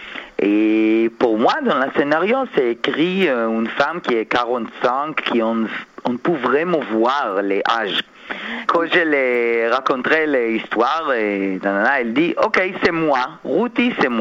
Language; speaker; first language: French; non-native, learner; Hebrew